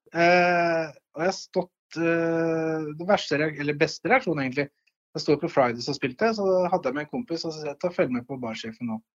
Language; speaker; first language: Norwegian; native; Norwegian